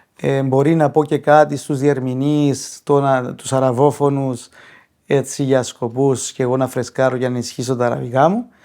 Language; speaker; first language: Greek; non-native, local second language; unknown